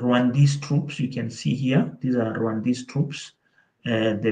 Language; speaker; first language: English; non-native, local second language; Portuguese